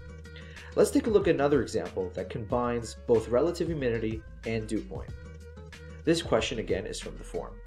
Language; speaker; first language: English; native; English